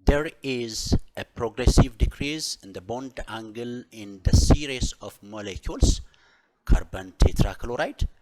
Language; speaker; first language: English; non-native, local second language; Amharic